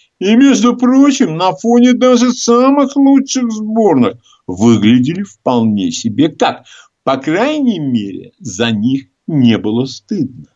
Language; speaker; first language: Russian; native; Russian